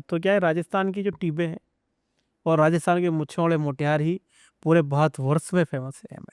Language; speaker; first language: Hindi; native; Hindi